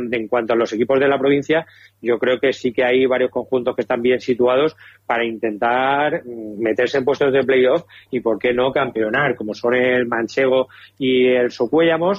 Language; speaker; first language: Spanish; native; Spanish